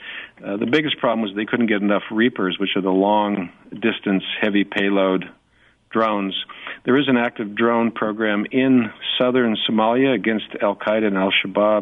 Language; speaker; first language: English; native; English